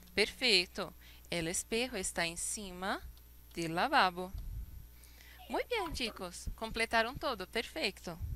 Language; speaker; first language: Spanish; non-native, fluent; Portuguese